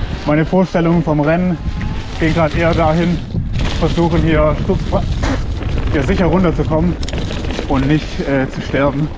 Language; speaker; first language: German; native; German